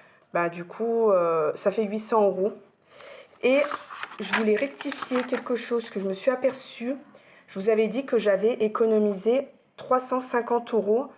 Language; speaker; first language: French; native; French